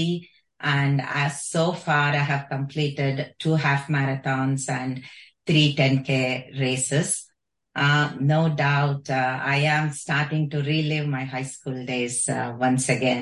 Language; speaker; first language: English; non-native, local second language; Kannada